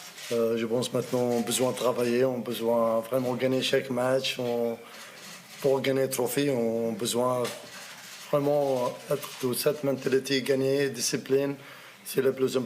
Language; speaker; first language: French; non-native, learner; Arabic